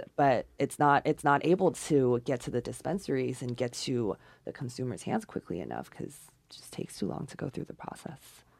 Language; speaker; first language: English; non-native, fluent; Chinese